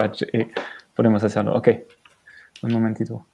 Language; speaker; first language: Spanish; non-native, learner; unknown